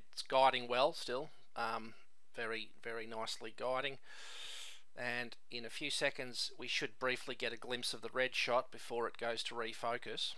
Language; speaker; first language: English; native; English